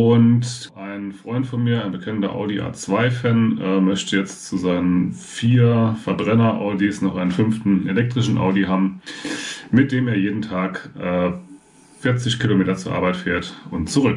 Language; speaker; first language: German; native; German